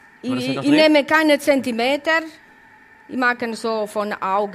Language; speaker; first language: German; non-native, learner; Italian